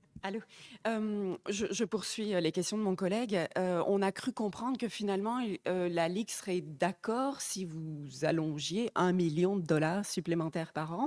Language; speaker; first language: French; native; French